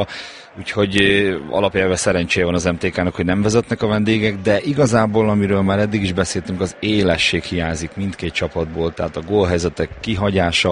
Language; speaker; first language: Hungarian; native; Hungarian